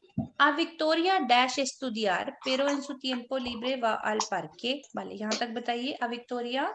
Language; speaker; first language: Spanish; non-native, fluent; Hindi